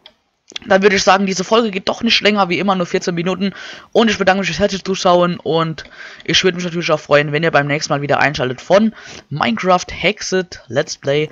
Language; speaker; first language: German; native; German